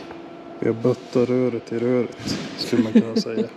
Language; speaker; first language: Swedish; native; Swedish